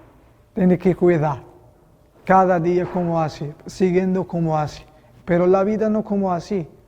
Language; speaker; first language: Spanish; non-native, learner; Arabic